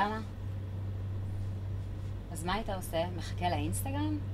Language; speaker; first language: Hebrew; native; Hebrew